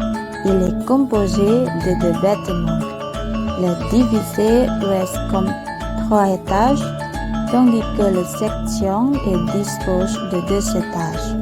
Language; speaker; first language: French; non-native, learner; Indonesian